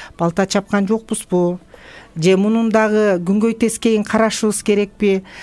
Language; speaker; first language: Kyrgyz; native; Kyrgyz